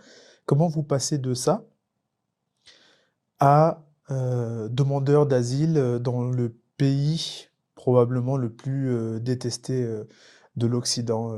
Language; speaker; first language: French; native; French